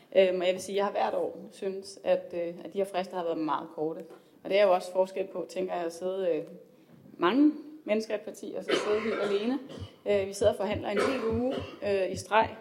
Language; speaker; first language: Danish; native; Danish